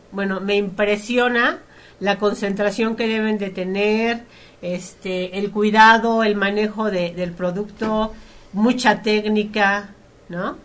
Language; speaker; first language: Spanish; native; Spanish